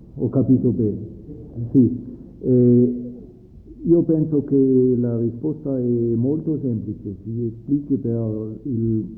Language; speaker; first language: Italian; non-native, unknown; German